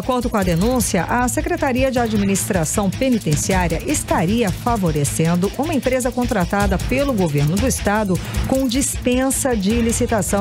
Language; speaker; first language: Portuguese; native; Portuguese